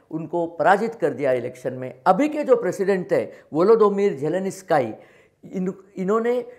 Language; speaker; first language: Hindi; non-native, local second language; Marathi